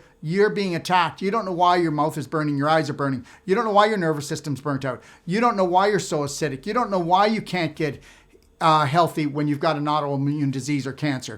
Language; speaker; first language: English; native; English